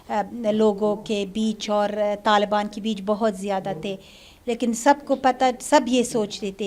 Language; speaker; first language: Hindi; non-native, learner; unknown